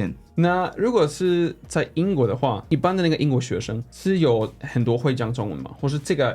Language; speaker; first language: Chinese; non-native, fluent; Swedish